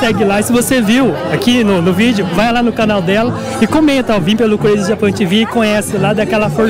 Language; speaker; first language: Portuguese; native; Portuguese